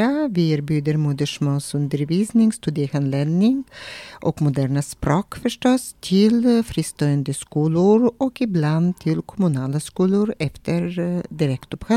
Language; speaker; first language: Swedish; non-native, fluent; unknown